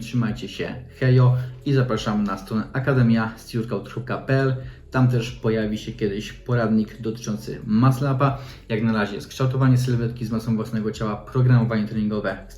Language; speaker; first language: Polish; native; Polish